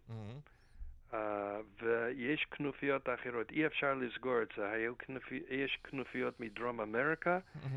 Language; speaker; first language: Hebrew; non-native, fluent; English